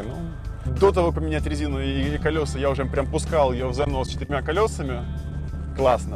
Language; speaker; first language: Russian; native; Russian